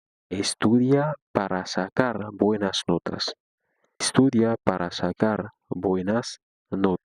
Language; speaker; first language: Spanish; non-native, fluent; Haitian Creole